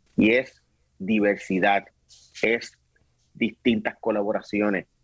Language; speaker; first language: Spanish; native; Spanish